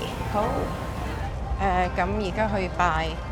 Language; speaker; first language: Cantonese; early bilingual, heritage; Cantonese